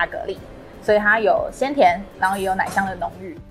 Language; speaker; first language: Chinese; native; Chinese